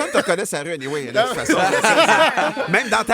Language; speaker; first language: French; native; French